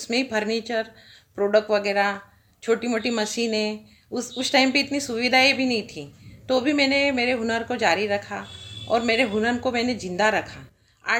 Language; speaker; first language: Hindi; non-native, local second language; Marathi